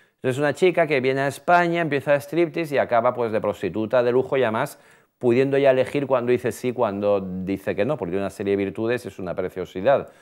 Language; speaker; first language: Spanish; native; Spanish